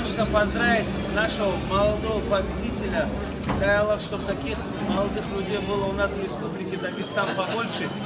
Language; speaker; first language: Russian; non-native, local second language; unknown